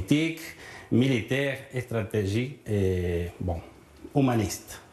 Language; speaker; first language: French; non-native, learner; Spanish